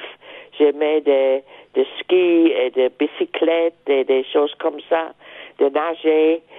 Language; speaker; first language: French; non-native, fluent; German